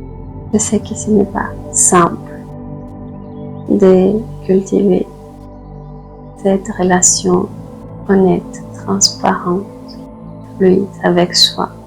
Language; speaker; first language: French; native; French